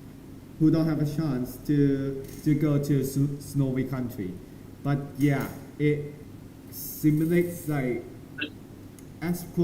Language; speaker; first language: English; non-native, learner; Thai